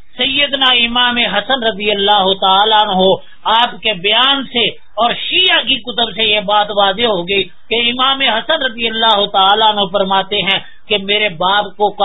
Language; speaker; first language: Urdu; native; Urdu